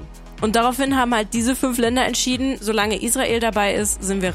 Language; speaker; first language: German; native; German